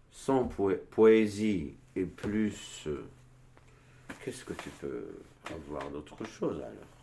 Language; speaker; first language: French; non-native, learner; Turkish